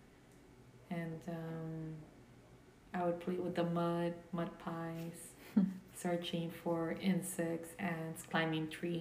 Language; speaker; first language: English; early bilingual, other home language; Spanish